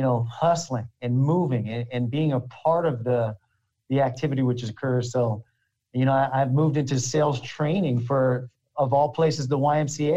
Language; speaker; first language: English; native; English